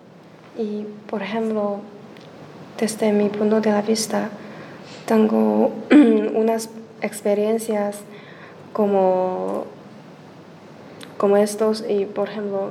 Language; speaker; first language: Spanish; non-native, learner; Chinese